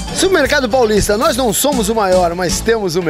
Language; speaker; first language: Portuguese; native; Portuguese